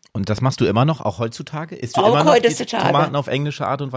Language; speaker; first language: German; native; German